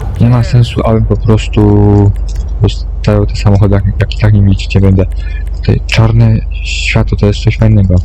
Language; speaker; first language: Polish; native; Polish